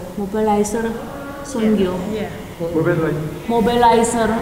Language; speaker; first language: Korean; non-native, learner; Indonesian